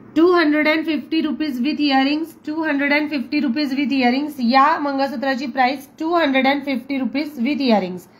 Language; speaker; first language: Hindi; non-native, local second language; Marathi